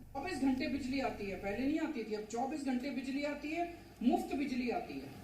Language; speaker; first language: Hindi; native; Hindi